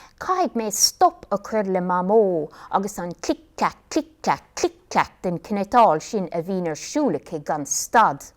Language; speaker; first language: Irish; non-native, local second language; English